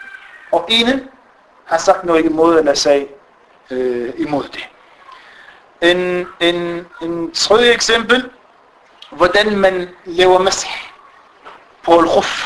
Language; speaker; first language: Danish; non-native, fluent; Arabic